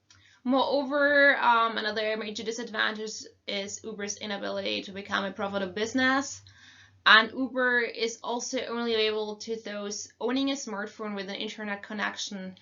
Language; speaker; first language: English; non-native, fluent; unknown